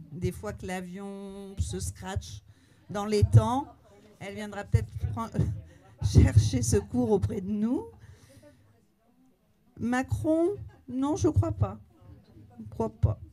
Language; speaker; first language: French; native; French